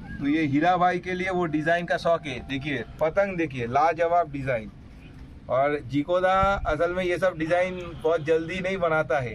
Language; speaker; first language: Hindi; non-native, local second language; Bangla